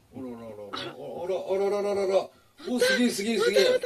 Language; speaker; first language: Japanese; native; Japanese